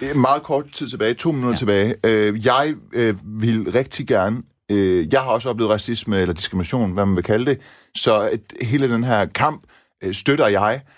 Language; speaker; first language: Danish; early bilingual, other home language; Persian